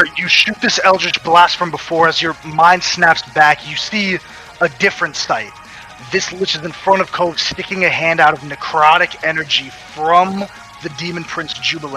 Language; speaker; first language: English; native; English